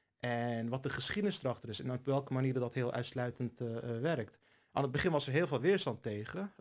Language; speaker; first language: Dutch; early bilingual, other home language; Turkish